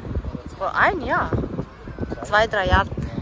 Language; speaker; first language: German; non-native, learner; Lithuanian